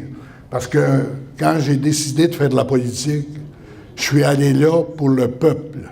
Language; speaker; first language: French; native; French